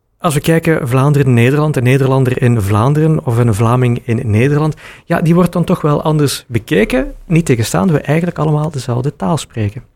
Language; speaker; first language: Dutch; native; Dutch